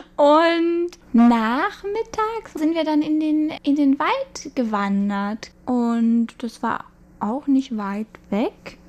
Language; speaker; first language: German; native; German